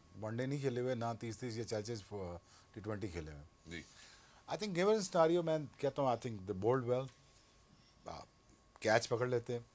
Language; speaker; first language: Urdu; non-native, local second language; Punjabi